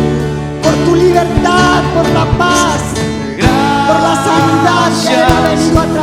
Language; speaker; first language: Spanish; native; Spanish